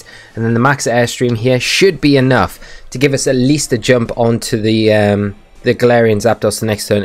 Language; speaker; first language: English; native; English